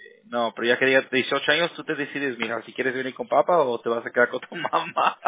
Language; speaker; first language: Spanish; early bilingual, heritage; Spanish